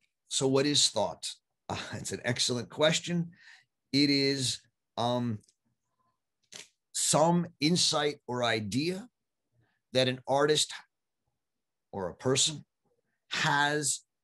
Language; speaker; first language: English; native; English